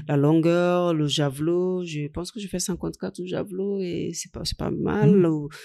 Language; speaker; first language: French; non-native, fluent; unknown